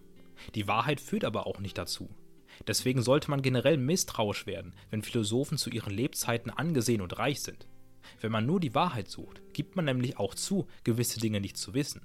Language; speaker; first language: German; native; German